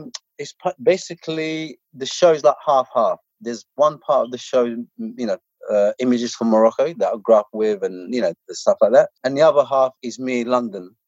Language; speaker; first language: English; non-native, local second language; Arabic